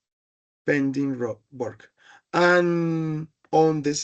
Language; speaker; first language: English; non-native, learner; Spanish